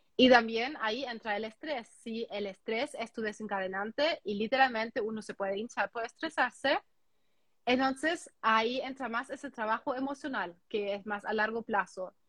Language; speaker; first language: Spanish; non-native, fluent; German